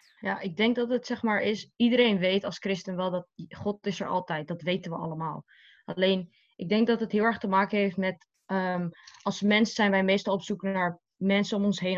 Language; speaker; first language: Dutch; non-native, fluent; Arabic